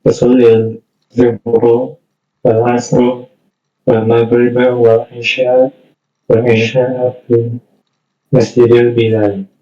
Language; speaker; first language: Arabic; non-native, learner; Indonesian